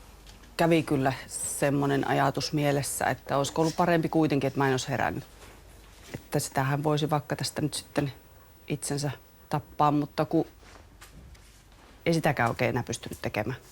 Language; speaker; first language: Finnish; native; Finnish